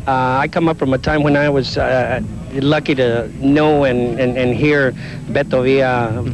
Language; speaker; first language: English; early bilingual, other home language; Spanish